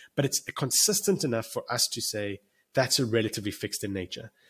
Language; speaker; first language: English; native; English